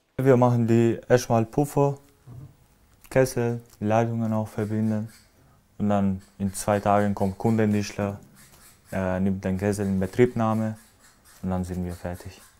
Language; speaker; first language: German; non-native, learner; Albanian